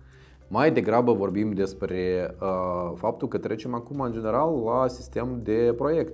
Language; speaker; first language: Romanian; native; Romanian